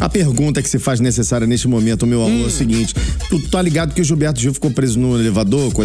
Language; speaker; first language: Portuguese; native; Portuguese